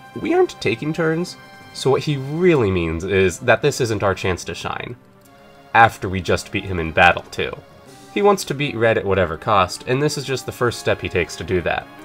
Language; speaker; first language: English; native; English